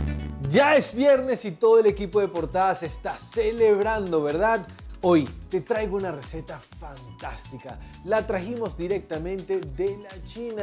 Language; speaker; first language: Spanish; native; Spanish